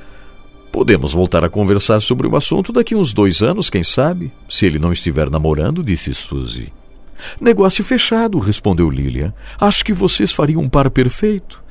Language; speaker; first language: Portuguese; native; Portuguese